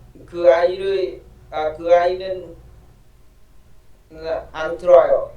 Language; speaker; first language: Korean; non-native, learner; Vietnamese